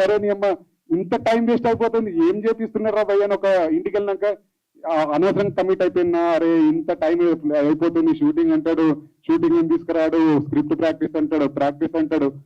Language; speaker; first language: Telugu; native; Telugu